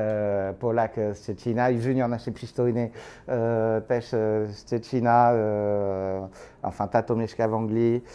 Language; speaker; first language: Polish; non-native, learner; French